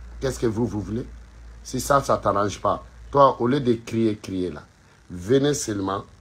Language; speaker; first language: French; non-native, local second language; Bambara